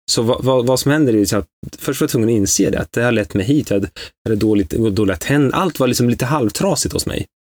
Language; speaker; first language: Swedish; early bilingual, other home language; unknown